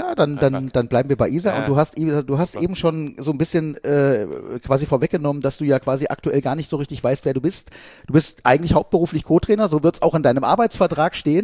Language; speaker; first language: German; native; German